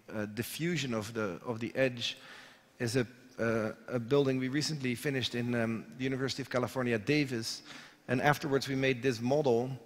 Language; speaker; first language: English; non-native, fluent; Dutch